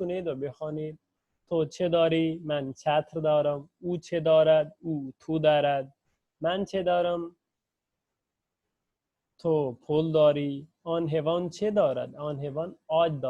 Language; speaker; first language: Persian; non-native, fluent; Urdu